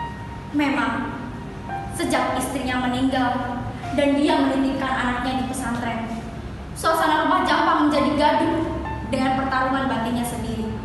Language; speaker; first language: Indonesian; native; Indonesian